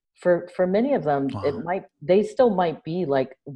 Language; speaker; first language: English; native; English